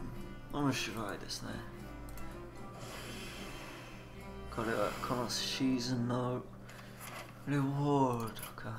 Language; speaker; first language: Japanese; non-native, learner; English